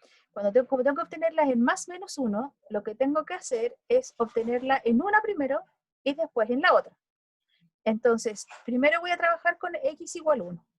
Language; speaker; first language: Spanish; native; Spanish